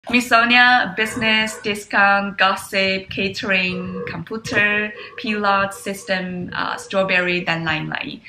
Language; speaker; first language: Indonesian; non-native, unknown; Chinese